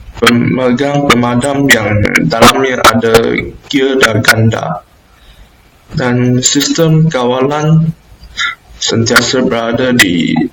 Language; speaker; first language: Malay; non-native, local second language; Chinese